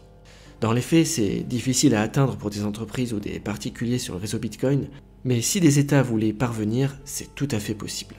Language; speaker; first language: French; native; French